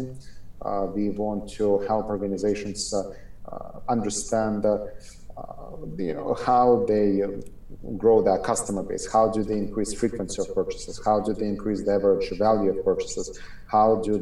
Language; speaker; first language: English; non-native, fluent; Ukrainian